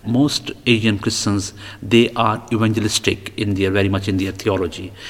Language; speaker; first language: English; non-native, local second language; Punjabi